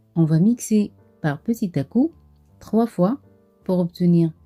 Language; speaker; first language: French; non-native, local second language; Arabic